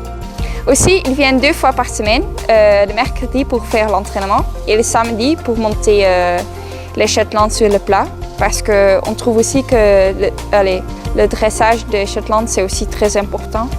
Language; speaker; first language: French; non-native, local second language; Dutch